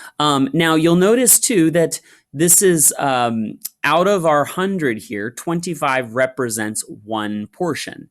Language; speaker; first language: English; native; English